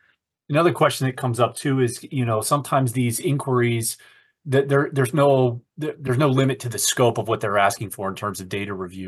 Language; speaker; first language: English; native; English